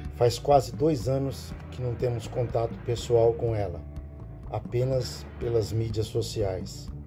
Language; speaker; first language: Portuguese; native; Portuguese